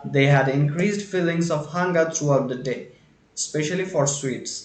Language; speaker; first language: English; non-native, local second language; Bangla